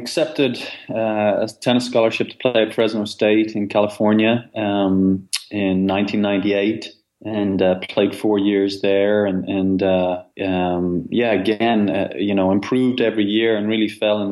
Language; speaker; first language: English; native; English